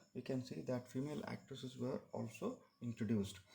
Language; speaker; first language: English; non-native, local second language; Kannada